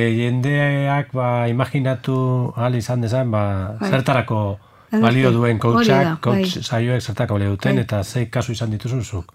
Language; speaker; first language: Basque; native; Basque